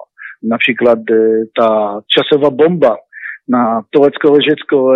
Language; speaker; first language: Czech; non-native, learner; Hebrew